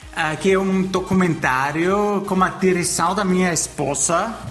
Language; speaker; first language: Portuguese; non-native, fluent; German